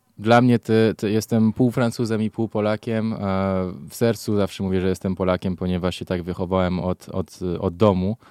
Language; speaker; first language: Polish; early bilingual, heritage; Polish